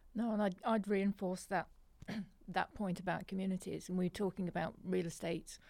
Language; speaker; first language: English; native; English